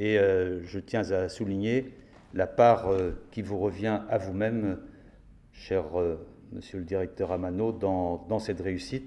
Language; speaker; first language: French; native; French